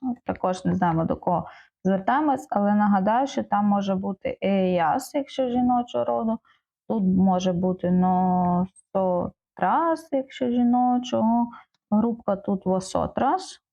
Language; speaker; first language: Ukrainian; native; Ukrainian